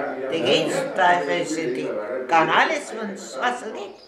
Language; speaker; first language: German; early bilingual, heritage; German